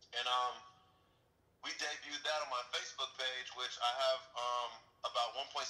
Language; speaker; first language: English; native; English